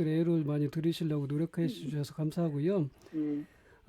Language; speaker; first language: Korean; native; Korean